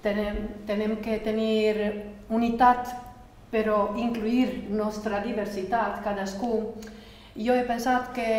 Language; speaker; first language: Catalan; non-native, fluent; Romanian